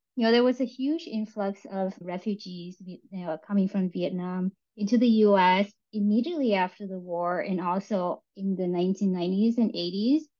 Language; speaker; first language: English; early bilingual, other home language; Vietnamese